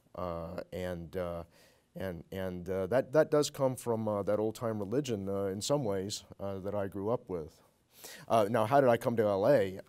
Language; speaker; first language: English; native; English